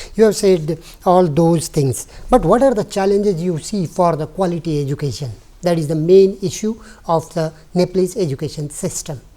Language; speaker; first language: English; non-native, local second language; Nepali